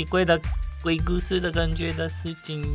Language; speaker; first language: Chinese; non-native, learner; Japanese